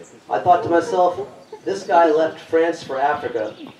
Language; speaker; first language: English; native; English